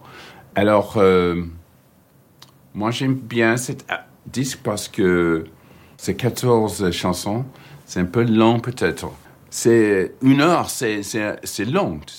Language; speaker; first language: French; non-native, fluent; English